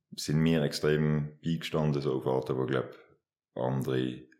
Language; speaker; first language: German; native; German